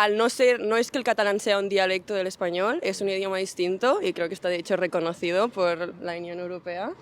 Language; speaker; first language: Spanish; non-native, local second language; Catalan